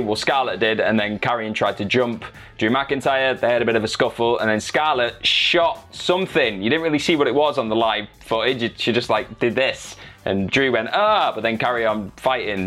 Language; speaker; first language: English; native; English